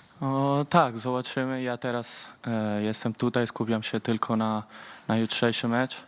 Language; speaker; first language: Polish; early bilingual, heritage; Polish